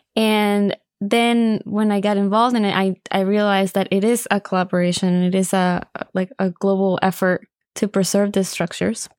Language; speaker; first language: English; non-native, fluent; Spanish